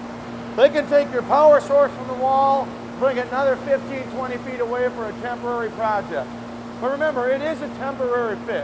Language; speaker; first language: English; native; English